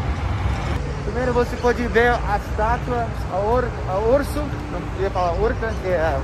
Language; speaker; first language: Portuguese; non-native, fluent; English